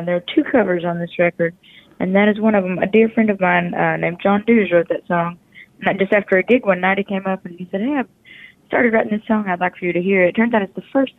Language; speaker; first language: English; native; English